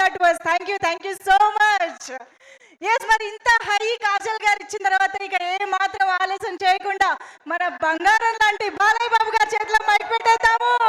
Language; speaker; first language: Telugu; native; Telugu